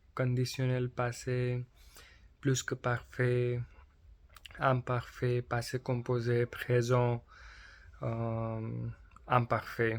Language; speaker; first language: French; non-native, learner; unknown